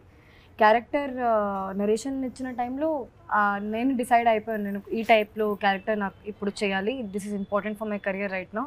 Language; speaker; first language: Telugu; non-native, learner; Hindi